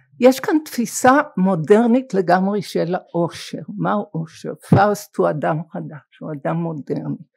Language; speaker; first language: Hebrew; native; Hebrew